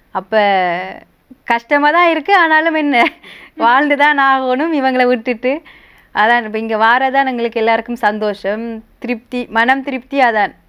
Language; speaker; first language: Tamil; early bilingual, heritage; Tamil